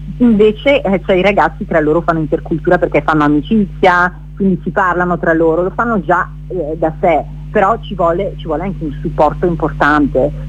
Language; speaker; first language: Italian; early bilingual, other home language; Kinyarwanda